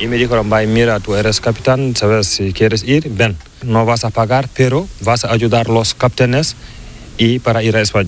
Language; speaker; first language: Spanish; non-native, learner; Fula